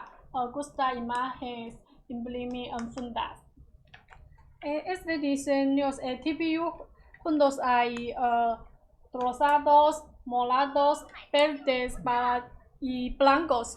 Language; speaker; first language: Spanish; non-native, learner; Chinese